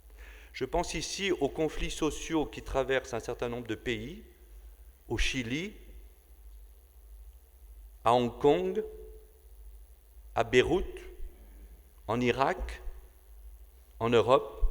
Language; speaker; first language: French; native; French